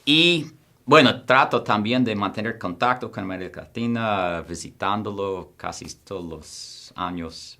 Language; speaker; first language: Spanish; non-native, fluent; English